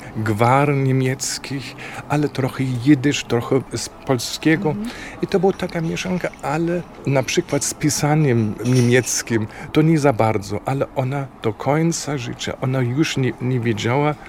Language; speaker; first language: Polish; non-native, learner; German